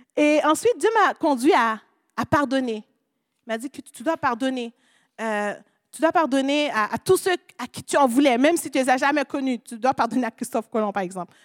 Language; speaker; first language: French; non-native, local second language; Haitian Creole